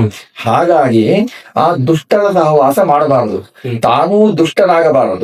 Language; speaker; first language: Kannada; native; Kannada